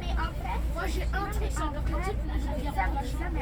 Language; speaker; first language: French; native; French